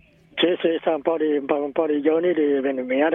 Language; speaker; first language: Italian; non-native, learner; Vietnamese